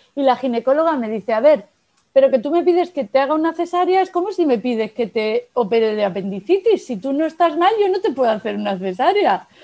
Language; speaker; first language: Spanish; native; Spanish